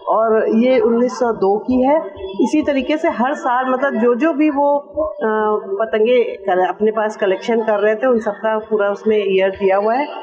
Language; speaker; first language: Hindi; native; Hindi